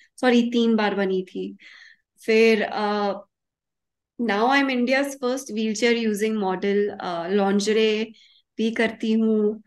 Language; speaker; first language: Hindi; early bilingual, heritage; Hindi